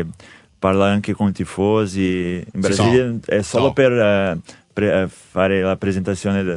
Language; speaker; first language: Italian; non-native, learner; Portuguese